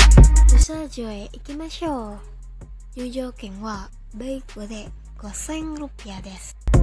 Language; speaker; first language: Japanese; non-native, learner; Indonesian